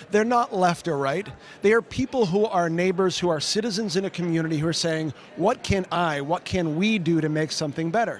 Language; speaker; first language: English; early bilingual, other home language; Portuguese